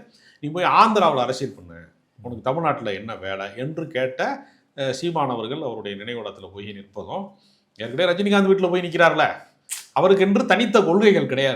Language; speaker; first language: Tamil; native; Tamil